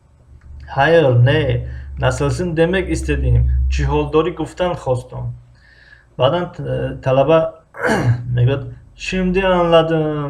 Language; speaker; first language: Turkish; non-native, fluent; Persian